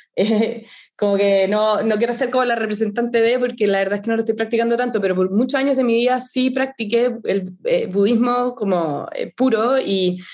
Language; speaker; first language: Spanish; native; Spanish